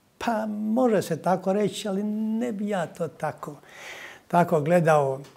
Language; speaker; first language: Croatian; native; Croatian